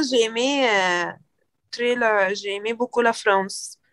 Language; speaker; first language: French; non-native, learner; Arabic